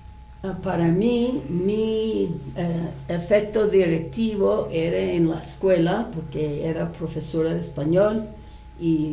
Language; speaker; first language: Spanish; non-native, fluent; English